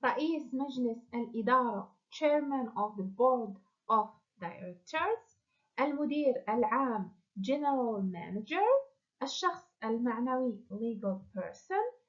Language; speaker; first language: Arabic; native; Arabic